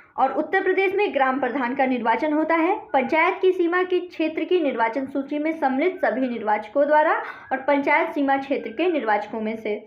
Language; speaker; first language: Hindi; native; Hindi